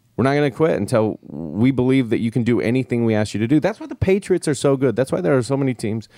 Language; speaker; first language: English; native; English